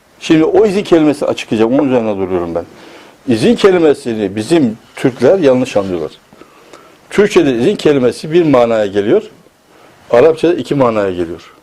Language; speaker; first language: Turkish; native; Turkish